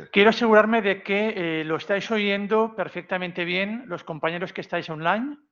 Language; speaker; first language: Spanish; non-native, local second language; Catalan